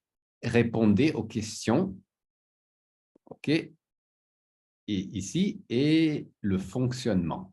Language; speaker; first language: French; native; French